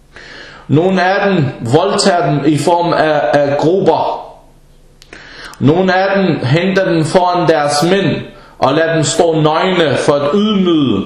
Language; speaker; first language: Danish; early bilingual, other home language; Arabic